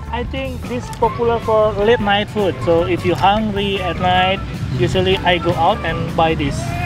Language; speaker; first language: English; non-native, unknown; Indonesian